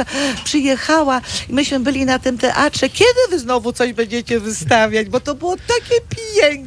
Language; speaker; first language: Polish; non-native, local second language; Kashubian